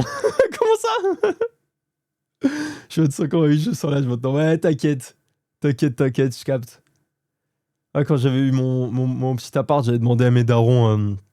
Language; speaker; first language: French; native; French